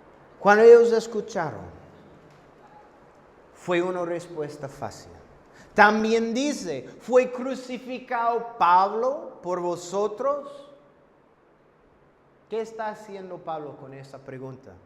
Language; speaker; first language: Spanish; non-native, fluent; English